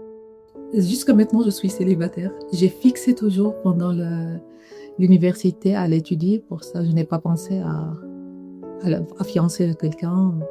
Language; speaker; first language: French; non-native, learner; Arabic